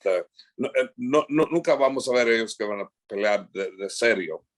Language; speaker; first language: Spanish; early bilingual, heritage; English